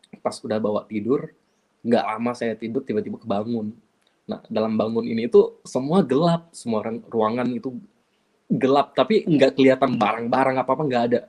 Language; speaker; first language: Indonesian; non-native, local second language; Achinese